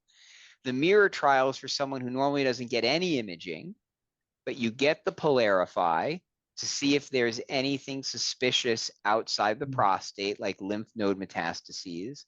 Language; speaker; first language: English; native; English